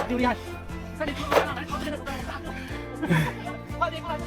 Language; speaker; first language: Chinese; native; Chinese